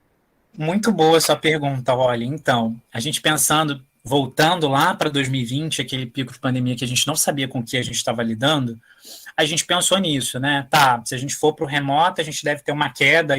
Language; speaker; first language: Portuguese; native; Portuguese